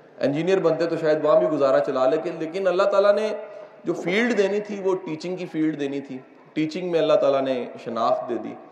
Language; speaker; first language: Urdu; non-native, local second language; Punjabi